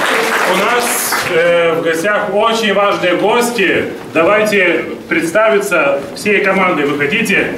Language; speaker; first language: Russian; non-native, fluent; Lithuanian